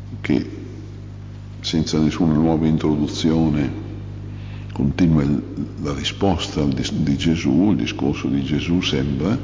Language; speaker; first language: Italian; native; Italian